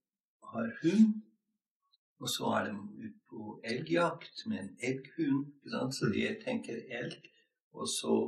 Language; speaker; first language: Norwegian; non-native, fluent; English